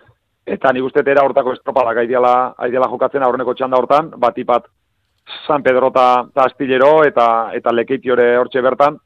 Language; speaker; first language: Basque; native; Basque